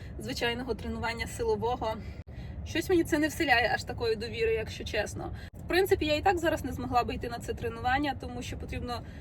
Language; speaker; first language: Ukrainian; native; Ukrainian